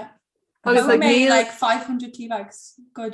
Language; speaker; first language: Irish; non-native, local second language; English